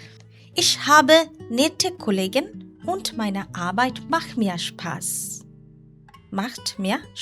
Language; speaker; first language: German; non-native, learner; Bangla